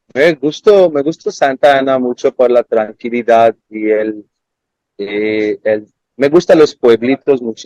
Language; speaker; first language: Spanish; non-native, learner; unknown